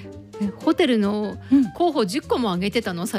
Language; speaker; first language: Japanese; native; Japanese